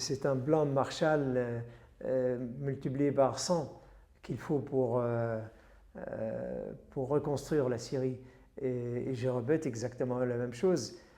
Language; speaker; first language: French; non-native, fluent; Arabic